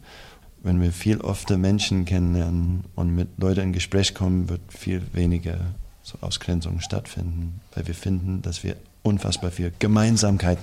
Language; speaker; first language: German; non-native, fluent; English